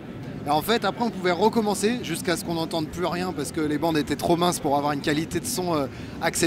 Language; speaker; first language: French; native; French